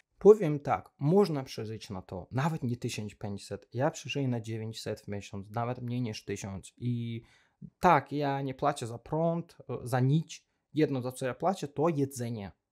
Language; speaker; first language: Polish; non-native, learner; Azerbaijani